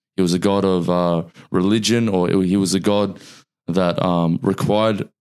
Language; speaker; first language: English; early bilingual, other home language; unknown